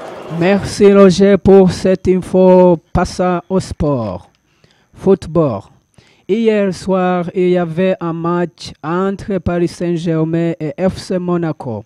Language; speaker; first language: French; non-native, learner; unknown